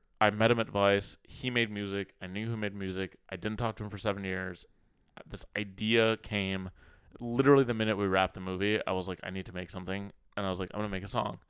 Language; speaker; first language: English; early bilingual, other home language; Arabic